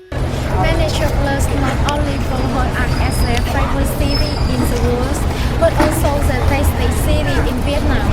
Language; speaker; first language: English; non-native, fluent; Vietnamese